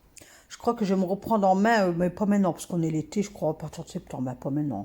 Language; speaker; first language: French; native; French